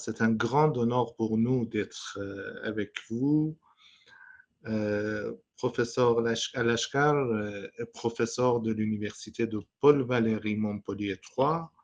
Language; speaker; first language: French; non-native, fluent; Persian